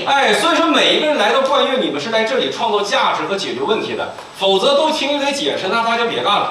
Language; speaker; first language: Chinese; native; Chinese